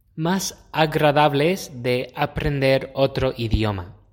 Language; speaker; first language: Spanish; non-native, fluent; English